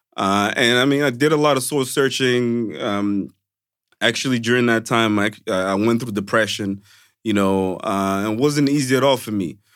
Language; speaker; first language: English; non-native, fluent; Portuguese